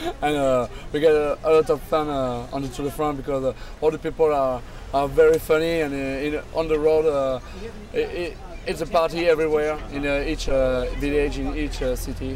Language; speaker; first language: English; non-native, learner; French